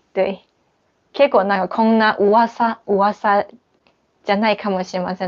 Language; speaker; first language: Japanese; non-native, fluent; Chinese